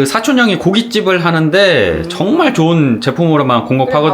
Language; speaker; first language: Korean; native; Korean